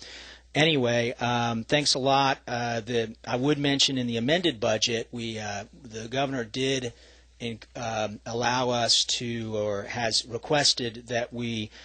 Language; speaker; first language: English; native; English